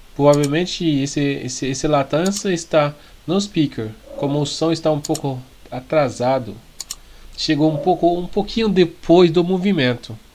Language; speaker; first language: Portuguese; non-native, fluent; Haitian Creole